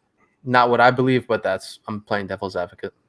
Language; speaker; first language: English; native; English